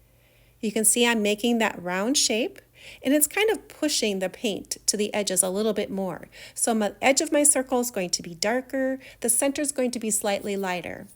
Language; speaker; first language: English; native; English